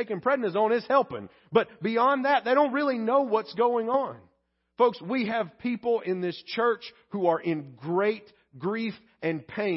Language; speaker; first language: English; native; English